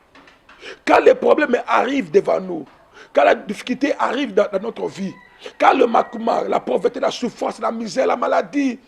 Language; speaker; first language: French; non-native, local second language; Lingala